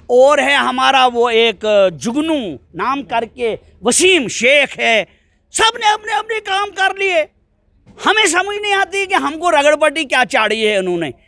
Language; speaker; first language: Hindi; native; Hindi